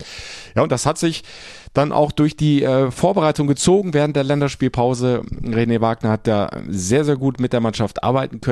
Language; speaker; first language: German; native; German